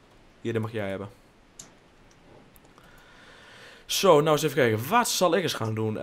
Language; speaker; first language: Dutch; native; Dutch